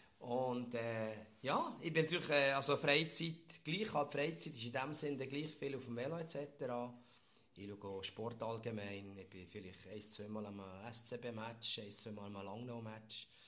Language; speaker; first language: German; native; German